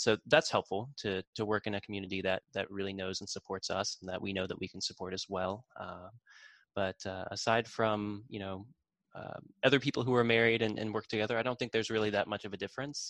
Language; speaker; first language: English; native; English